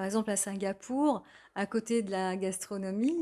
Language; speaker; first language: French; native; French